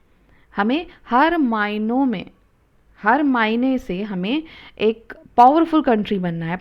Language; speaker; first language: Hindi; non-native, local second language; Marathi